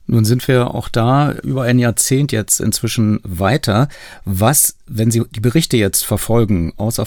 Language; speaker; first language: German; native; German